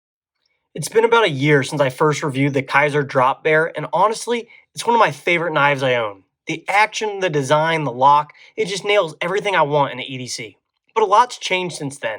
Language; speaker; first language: English; native; English